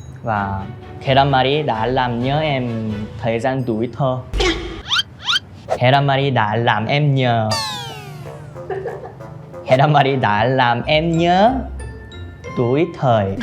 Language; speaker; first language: Vietnamese; non-native, learner; Korean